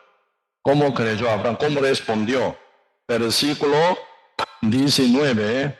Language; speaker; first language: Spanish; non-native, learner; Korean